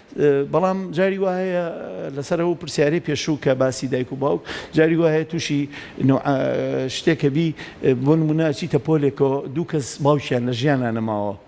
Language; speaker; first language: Central Kurdish; native; Central Kurdish